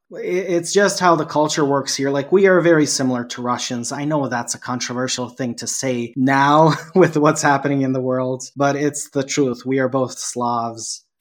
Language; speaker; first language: English; non-native, fluent; Serbian